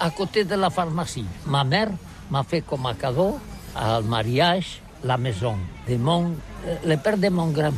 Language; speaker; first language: French; non-native, learner; Catalan